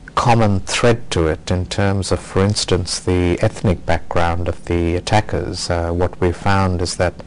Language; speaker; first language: English; native; English